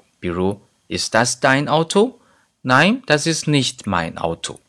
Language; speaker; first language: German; non-native, fluent; Chinese